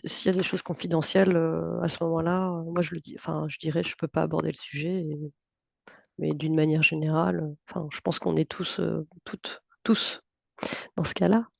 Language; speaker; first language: French; native; French